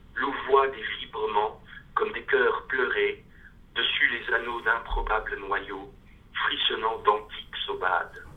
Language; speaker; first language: French; early bilingual, other home language; English